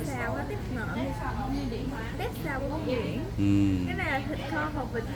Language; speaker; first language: Vietnamese; native; Vietnamese